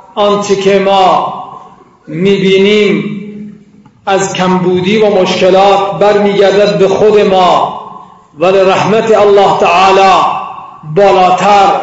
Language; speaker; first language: Persian; non-native, local second language; Baluchi